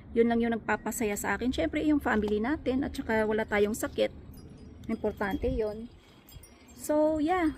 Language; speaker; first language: Filipino; non-native, local second language; Hiligaynon